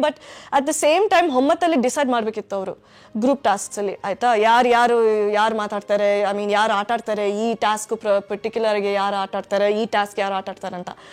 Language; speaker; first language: Kannada; non-native, fluent; English